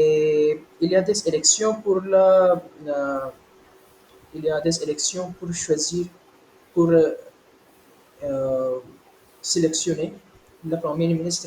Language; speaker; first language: French; non-native, learner; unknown